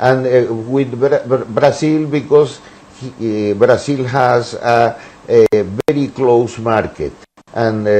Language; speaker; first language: English; non-native, learner; Spanish